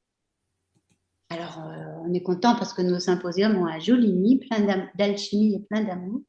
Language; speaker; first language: French; native; French